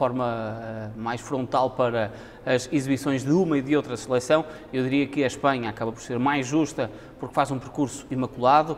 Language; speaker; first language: Portuguese; native; Portuguese